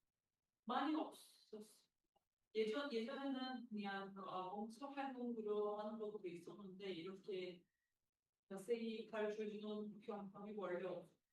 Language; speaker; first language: Korean; non-native, fluent; Turkish